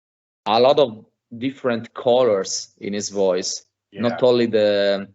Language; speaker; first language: English; non-native, fluent; Italian